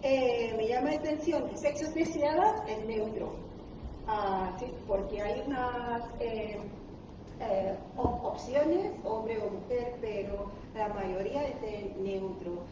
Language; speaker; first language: Spanish; non-native, learner; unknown